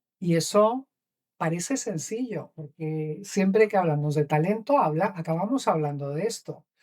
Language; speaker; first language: Spanish; native; Spanish